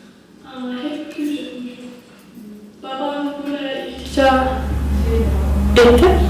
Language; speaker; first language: Turkish; early bilingual, heritage; Kurdish